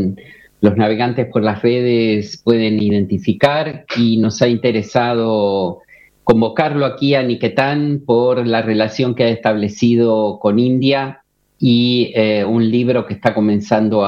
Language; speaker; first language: Spanish; native; Spanish